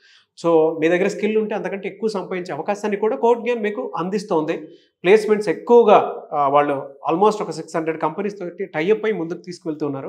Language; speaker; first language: Telugu; native; Telugu